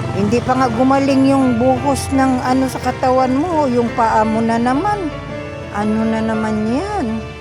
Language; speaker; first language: Filipino; non-native, local second language; Cebuano